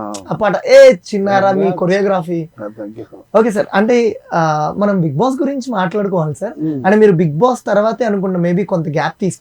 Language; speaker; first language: Telugu; native; Telugu